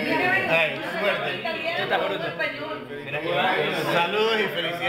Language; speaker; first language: Spanish; native; Spanish